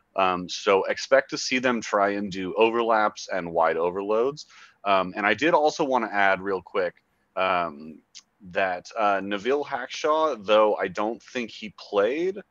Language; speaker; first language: English; native; English